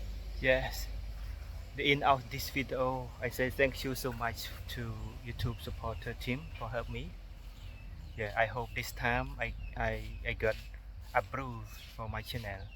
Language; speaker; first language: English; non-native, learner; Khmer